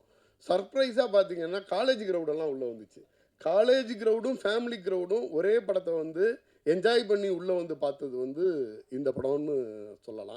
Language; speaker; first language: Tamil; native; Tamil